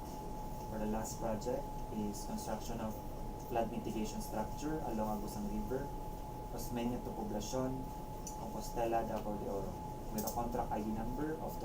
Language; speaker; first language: English; non-native, local second language; Cebuano